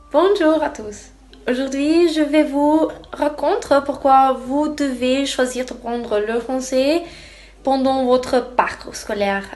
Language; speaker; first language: French; non-native, learner; German